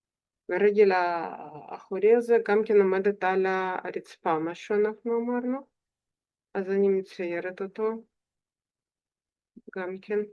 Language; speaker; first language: Hebrew; non-native, fluent; Russian